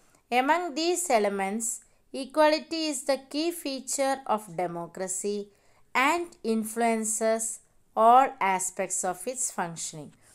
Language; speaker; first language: English; non-native, local second language; Malayalam